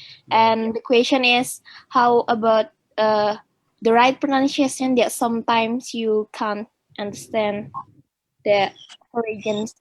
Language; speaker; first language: English; non-native, learner; Indonesian